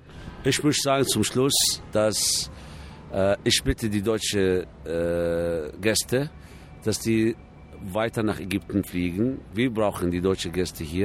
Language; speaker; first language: German; non-native, fluent; Arabic